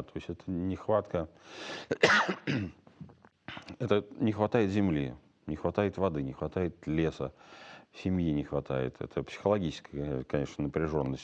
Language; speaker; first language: Russian; native; Russian